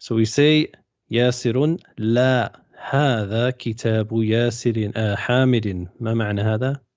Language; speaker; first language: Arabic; non-native, fluent; English